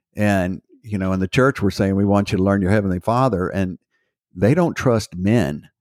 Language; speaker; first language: English; native; English